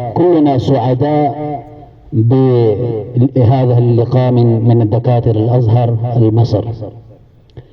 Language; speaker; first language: Arabic; non-native, fluent; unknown